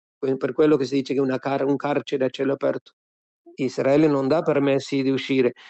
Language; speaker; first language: Italian; non-native, fluent; Spanish